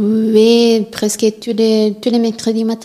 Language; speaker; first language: French; non-native, learner; Italian